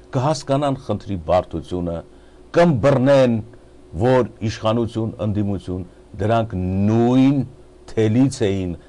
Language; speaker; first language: Armenian; native; Armenian